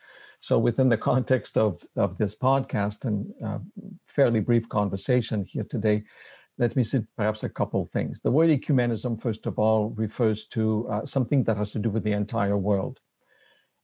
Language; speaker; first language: English; non-native, fluent; French